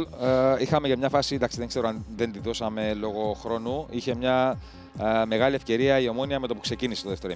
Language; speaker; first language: Greek; native; Greek